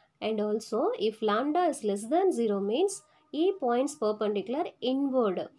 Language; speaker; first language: English; non-native, local second language; Tamil